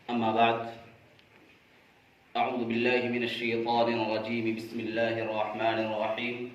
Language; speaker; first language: Arabic; non-native, fluent; Urdu